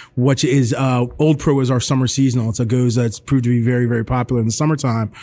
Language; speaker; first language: English; native; English